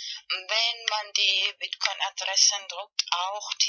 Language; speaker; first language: German; non-native, fluent; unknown